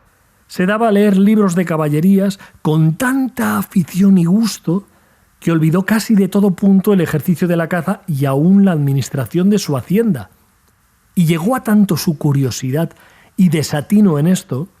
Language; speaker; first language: Spanish; native; Spanish